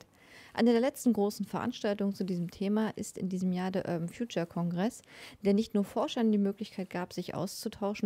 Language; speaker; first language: German; native; German